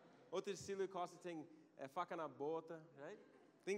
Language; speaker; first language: Portuguese; non-native, learner; English